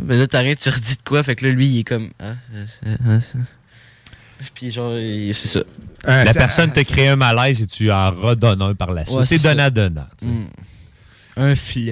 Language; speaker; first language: French; native; French